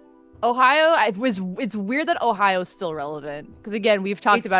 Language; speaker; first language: English; native; English